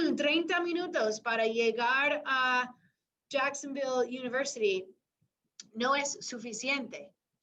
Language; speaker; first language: Spanish; non-native, fluent; English